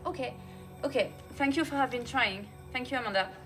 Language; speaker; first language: English; non-native, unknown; French